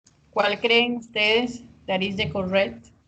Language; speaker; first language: English; non-native, fluent; Spanish